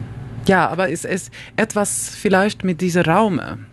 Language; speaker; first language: German; non-native, learner; Swedish